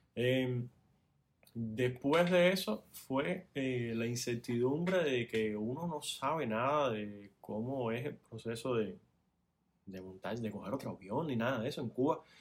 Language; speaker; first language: Spanish; native; Spanish